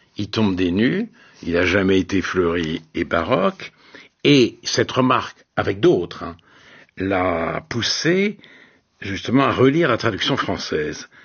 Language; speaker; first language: French; native; French